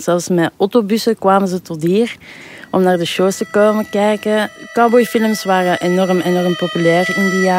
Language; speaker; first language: Dutch; native; Dutch